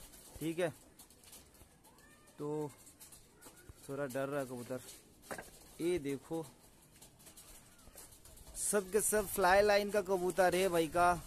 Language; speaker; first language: Hindi; non-native, local second language; Bangla